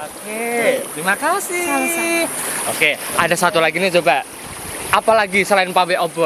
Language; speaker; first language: Indonesian; native; Indonesian